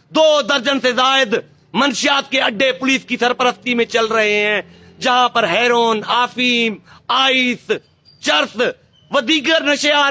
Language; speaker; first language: Urdu; non-native, local second language; Sindhi